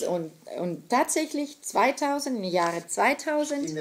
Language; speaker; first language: German; non-native, fluent; Greek